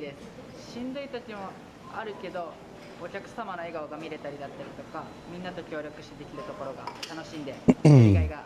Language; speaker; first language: Japanese; native; Japanese